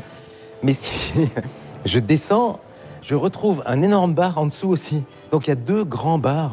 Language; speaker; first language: French; native; French